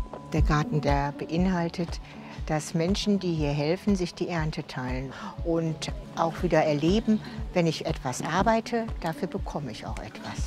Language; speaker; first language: German; native; German